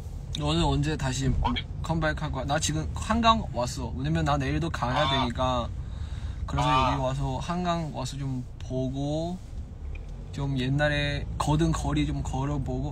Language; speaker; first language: Korean; non-native, fluent; Chinese